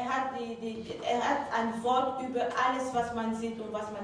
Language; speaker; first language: German; non-native, fluent; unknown